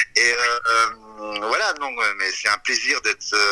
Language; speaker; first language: French; native; French